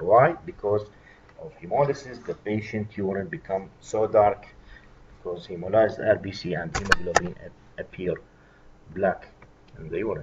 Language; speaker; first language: English; non-native, fluent; Arabic